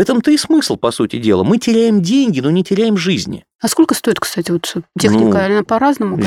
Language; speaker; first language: Russian; native; Russian